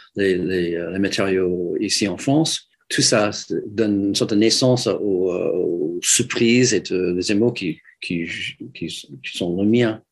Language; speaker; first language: French; non-native, fluent; English